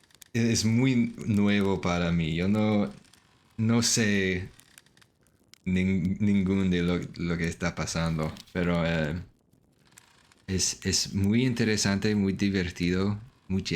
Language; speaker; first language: Spanish; non-native, learner; English